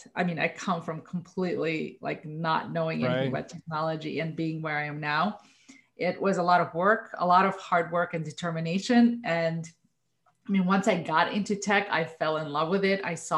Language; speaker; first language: English; non-native, fluent; Russian